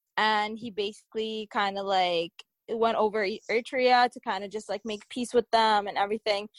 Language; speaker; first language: English; early bilingual, other home language; Tigrinya